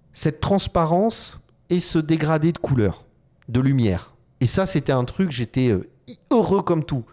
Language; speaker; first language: French; native; French